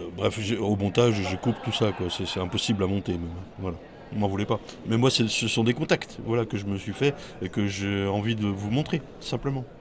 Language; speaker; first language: French; native; French